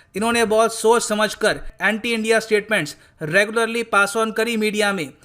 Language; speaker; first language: Hindi; native; Hindi